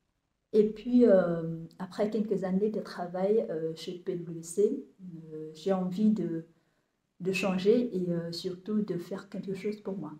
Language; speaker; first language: French; non-native, fluent; Vietnamese